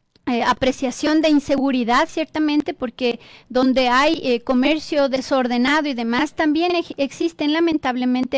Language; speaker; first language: Spanish; native; Spanish